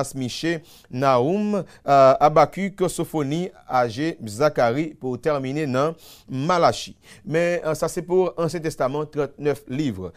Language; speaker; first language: French; non-native, local second language; Haitian Creole